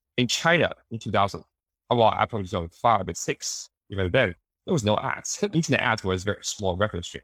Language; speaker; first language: English; early bilingual, other home language; Chinese